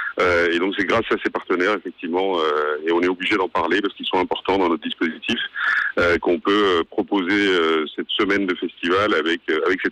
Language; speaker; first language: French; native; French